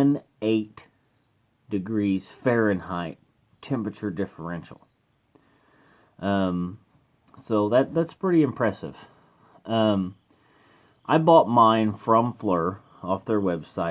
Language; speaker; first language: English; native; English